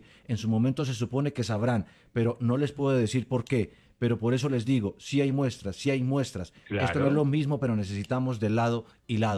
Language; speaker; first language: Spanish; native; Spanish